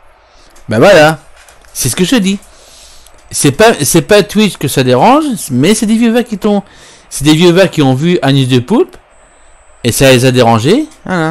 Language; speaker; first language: French; native; French